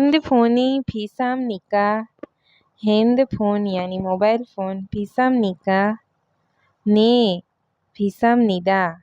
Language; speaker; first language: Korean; non-native, fluent; Hindi